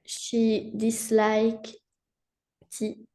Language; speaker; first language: English; non-native, learner; French